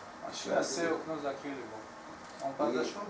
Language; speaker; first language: Russian; non-native, learner; Tajik